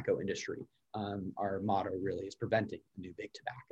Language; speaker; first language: English; native; English